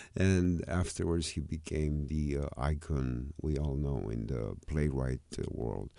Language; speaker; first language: English; non-native, fluent; Romanian